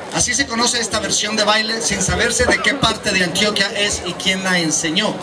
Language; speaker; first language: Spanish; native; Spanish